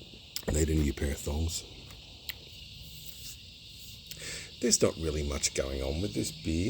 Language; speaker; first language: English; native; English